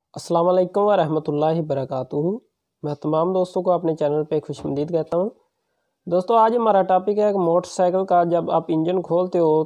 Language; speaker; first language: Urdu; non-native, local second language; Punjabi